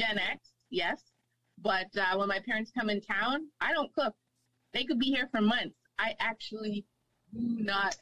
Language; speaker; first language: English; native; English